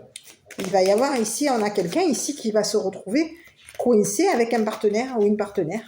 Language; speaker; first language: French; native; French